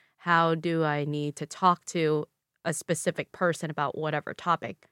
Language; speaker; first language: English; early bilingual, other home language; Vietnamese